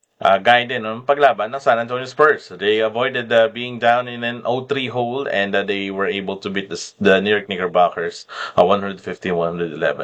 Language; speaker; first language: English; non-native, local second language; Filipino